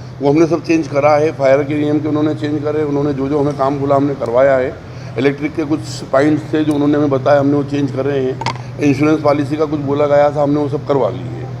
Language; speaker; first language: Hindi; non-native, local second language; Gujarati